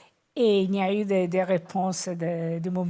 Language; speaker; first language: French; non-native, fluent; Italian